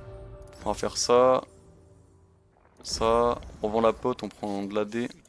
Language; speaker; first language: French; native; French